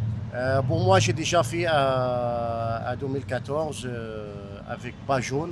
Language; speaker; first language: French; non-native, fluent; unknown